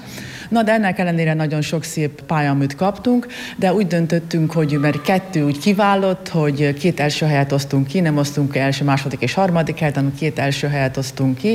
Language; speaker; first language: Hungarian; native; Hungarian